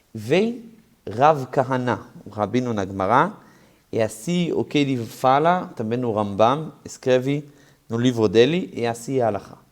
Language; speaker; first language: Portuguese; non-native, fluent; Hebrew